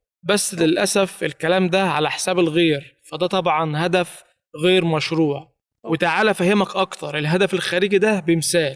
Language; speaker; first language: Arabic; native; Arabic